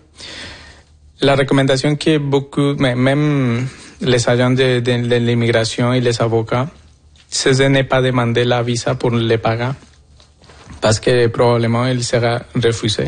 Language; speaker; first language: French; non-native, fluent; Spanish